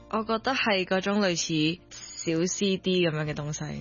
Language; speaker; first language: Cantonese; native; Cantonese